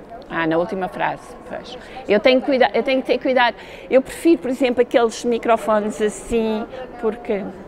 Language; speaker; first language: Portuguese; native; Portuguese